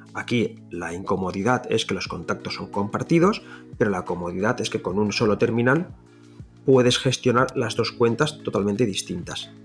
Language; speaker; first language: Spanish; non-native, local second language; Catalan